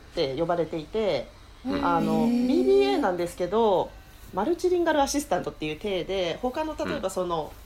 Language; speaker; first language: Japanese; early bilingual, heritage; Finnish